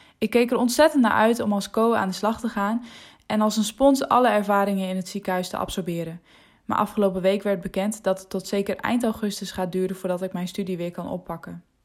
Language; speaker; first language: Dutch; non-native, local second language; Western Frisian